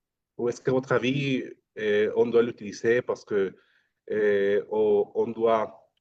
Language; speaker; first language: French; non-native, fluent; Spanish